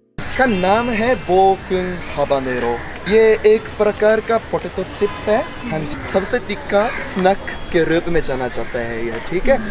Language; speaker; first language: Hindi; non-native, fluent; Japanese